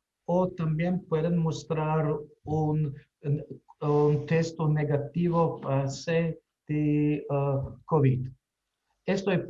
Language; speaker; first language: Spanish; non-native, fluent; Slovenian